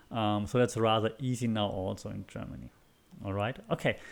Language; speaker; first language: English; non-native, fluent; German